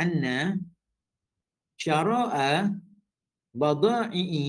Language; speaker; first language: Arabic; non-native, fluent; Malay